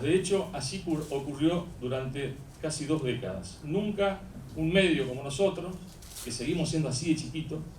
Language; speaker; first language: Spanish; native; Spanish